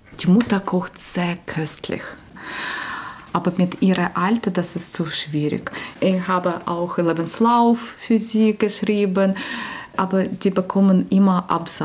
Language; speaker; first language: German; non-native, learner; Ukrainian